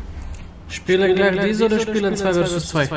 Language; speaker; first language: German; non-native, learner; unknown